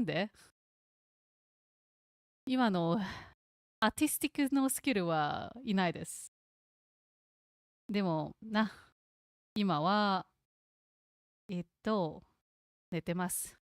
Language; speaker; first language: Japanese; non-native, learner; English